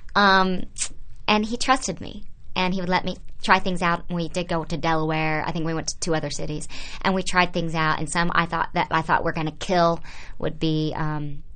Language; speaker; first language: English; native; English